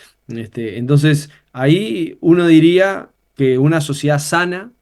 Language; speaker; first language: Spanish; native; Spanish